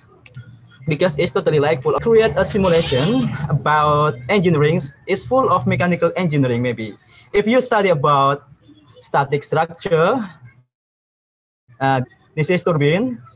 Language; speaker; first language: English; non-native, learner; Indonesian